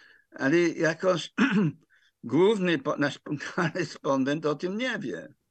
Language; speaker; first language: Polish; non-native, fluent; English